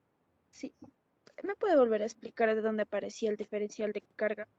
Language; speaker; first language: Spanish; native; Spanish